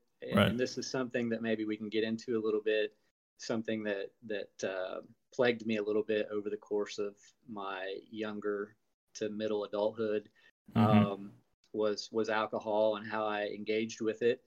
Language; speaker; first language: English; native; English